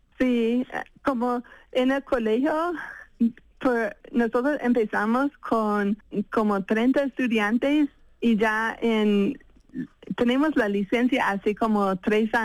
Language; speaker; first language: Spanish; non-native, fluent; English